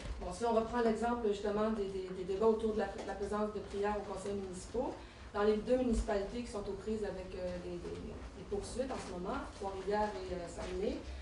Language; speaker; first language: French; native; French